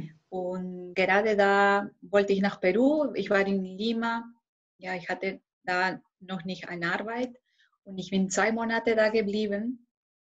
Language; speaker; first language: German; non-native, fluent; Spanish